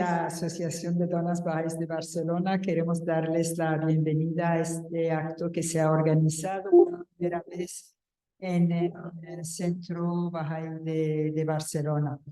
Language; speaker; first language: Spanish; non-native, local second language; Catalan